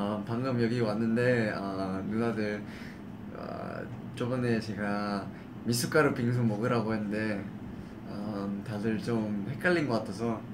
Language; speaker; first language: Korean; non-native, fluent; English